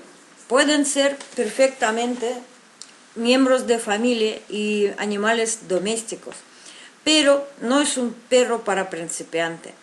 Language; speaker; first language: Spanish; non-native, fluent; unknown